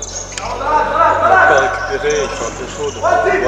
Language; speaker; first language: French; native; French